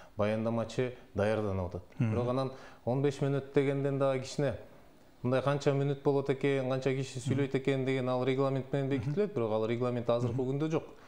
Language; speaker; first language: Kyrgyz; native; Kyrgyz